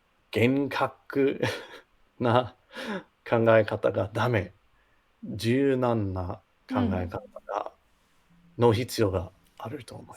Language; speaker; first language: Japanese; non-native, learner; English